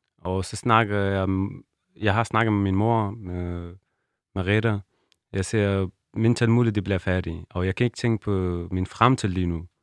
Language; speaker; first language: Danish; non-native, learner; Persian